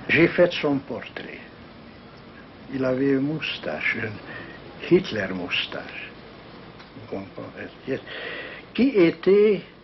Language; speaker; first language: French; non-native, learner; Hungarian